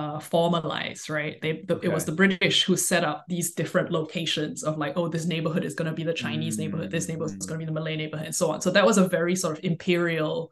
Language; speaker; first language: English; native; English